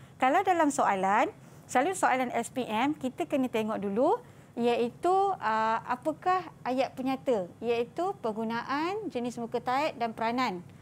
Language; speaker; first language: Malay; native; Malay